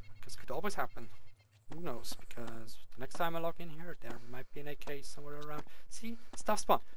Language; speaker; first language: English; non-native, fluent; Swiss German